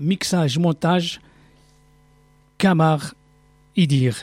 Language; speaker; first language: French; non-native, local second language; Arabic